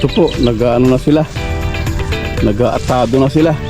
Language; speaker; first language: Filipino; non-native, local second language; Pangasinan